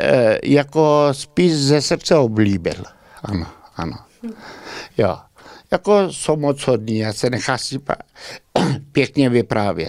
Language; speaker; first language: Czech; early bilingual, heritage; Czech